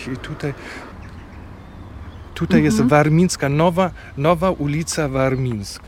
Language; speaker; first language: Polish; non-native, fluent; German